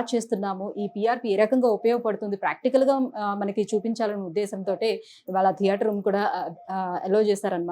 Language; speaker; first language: Telugu; native; Telugu